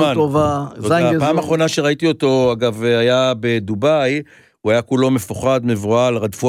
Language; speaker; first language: Hebrew; native; Hebrew